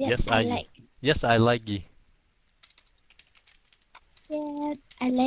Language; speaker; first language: English; non-native, learner; Vietnamese